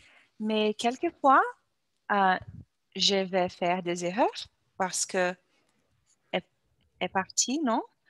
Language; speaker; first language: French; non-native, learner; Portuguese